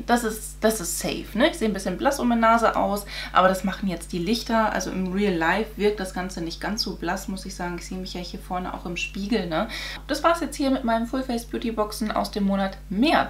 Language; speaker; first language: German; native; German